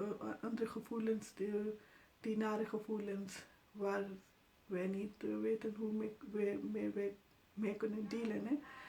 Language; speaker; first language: Dutch; non-native, fluent; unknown